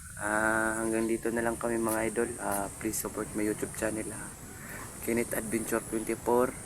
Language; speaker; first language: Filipino; non-native, local second language; Cebuano